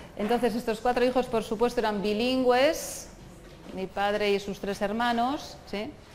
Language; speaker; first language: Spanish; non-native, local second language; Basque